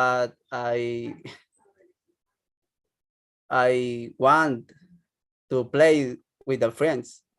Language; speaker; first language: English; non-native, learner; Spanish